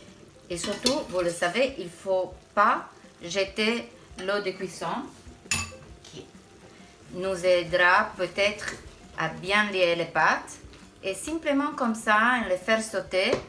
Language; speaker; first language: French; non-native, fluent; Italian